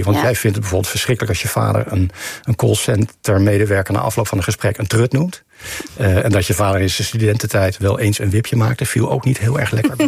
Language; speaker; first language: Dutch; native; Dutch